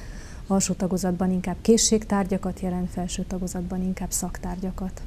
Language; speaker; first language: Hungarian; native; Hungarian